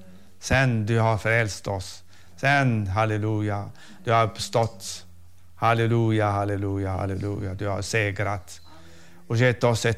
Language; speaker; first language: Swedish; non-native, fluent; Arabic